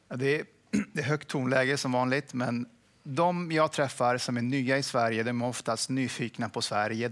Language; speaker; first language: Swedish; early bilingual, other home language; Persian